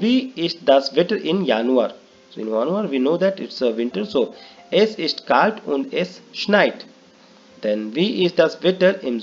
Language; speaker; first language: German; non-native, learner; Hindi